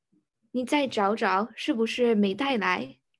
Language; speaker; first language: Chinese; non-native, learner; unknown